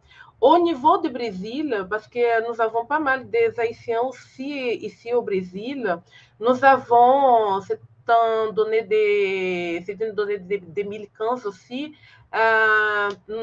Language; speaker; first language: French; non-native, fluent; Portuguese